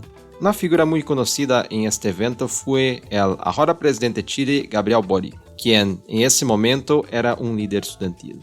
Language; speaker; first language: Portuguese; non-native, learner; Spanish